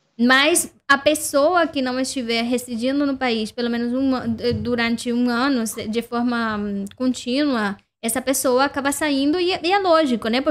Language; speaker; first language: Portuguese; non-native, fluent; Spanish